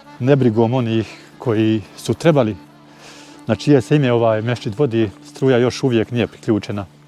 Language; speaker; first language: Bosnian; native; Bosnian